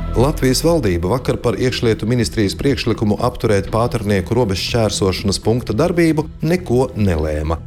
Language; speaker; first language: Latvian; native; Latvian